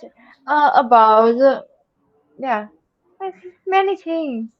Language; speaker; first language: English; non-native, learner; Vietnamese